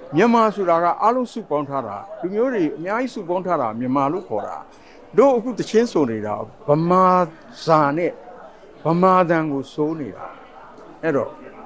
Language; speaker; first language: Burmese; native; Burmese